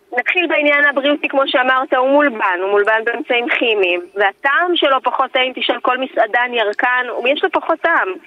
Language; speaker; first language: Hebrew; native; Hebrew